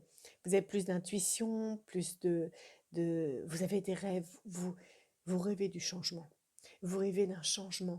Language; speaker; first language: French; native; French